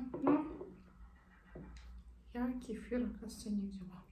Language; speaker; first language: Russian; non-native, local second language; Kazakh